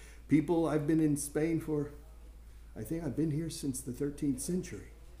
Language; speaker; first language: English; native; English